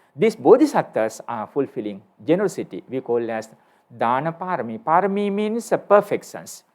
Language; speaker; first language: English; non-native, local second language; Sinhala